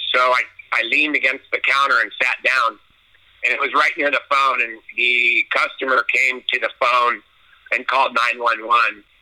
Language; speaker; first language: English; native; English